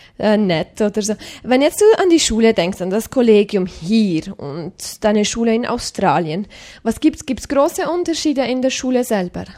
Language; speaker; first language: German; native; German